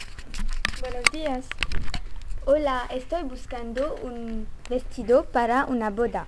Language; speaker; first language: Spanish; non-native, learner; French